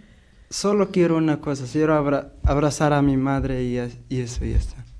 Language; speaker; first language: Spanish; non-native, learner; Arabic